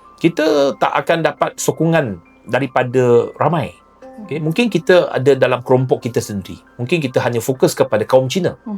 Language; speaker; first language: Malay; non-native, local second language; Chinese